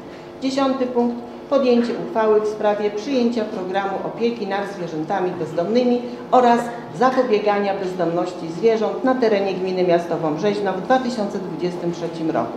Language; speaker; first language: Polish; native; Polish